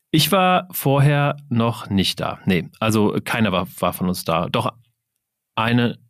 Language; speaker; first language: German; native; German